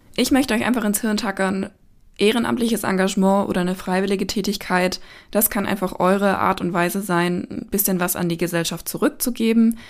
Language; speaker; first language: German; native; German